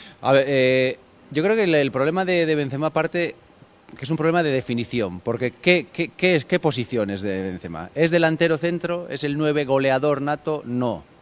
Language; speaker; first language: Spanish; native; Spanish